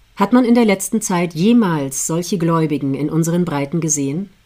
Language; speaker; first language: German; native; German